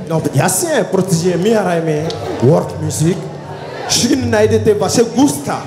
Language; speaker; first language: Czech; non-native, learner; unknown